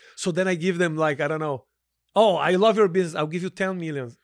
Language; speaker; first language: English; non-native, fluent; Portuguese